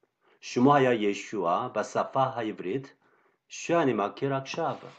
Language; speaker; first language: Hebrew; non-native, fluent; Korean